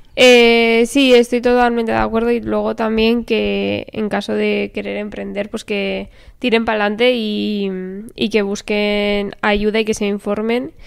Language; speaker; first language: Spanish; native; Spanish